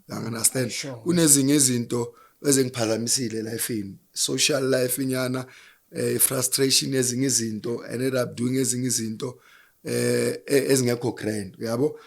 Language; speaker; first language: Zulu; native; Zulu